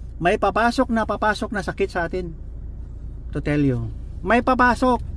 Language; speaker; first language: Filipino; non-native, local second language; Cebuano